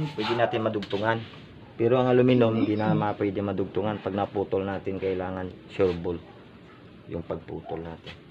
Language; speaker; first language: Filipino; non-native, fluent; Hiligaynon